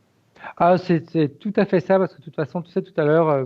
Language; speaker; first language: French; native; French